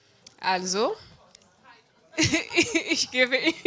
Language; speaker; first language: German; non-native, fluent; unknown